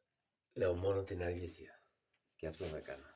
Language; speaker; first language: Greek; early bilingual, heritage; Greek